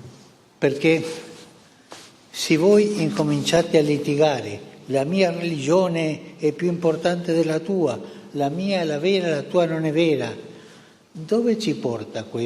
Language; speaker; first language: Italian; non-native, fluent; Spanish